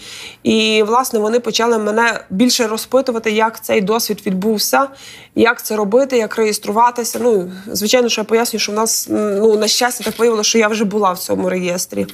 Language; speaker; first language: Ukrainian; native; Ukrainian